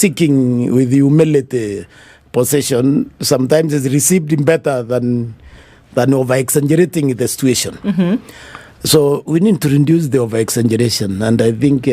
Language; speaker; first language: English; non-native, local second language; Meru